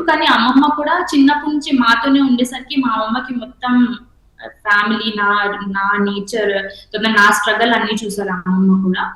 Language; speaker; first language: Telugu; non-native, local second language; Hindi